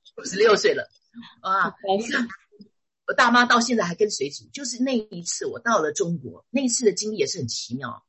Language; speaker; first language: Chinese; native; Chinese